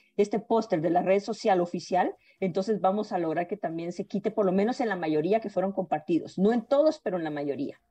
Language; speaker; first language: Spanish; native; Spanish